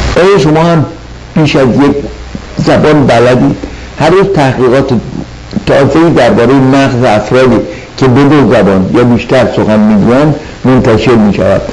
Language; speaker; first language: Persian; native; Persian